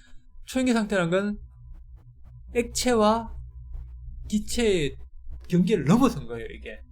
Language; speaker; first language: Korean; native; Korean